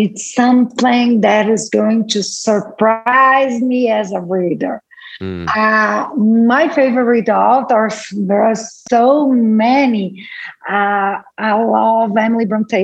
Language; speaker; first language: English; non-native, fluent; Portuguese